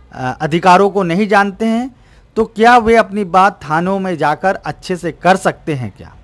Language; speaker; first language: Hindi; native; Hindi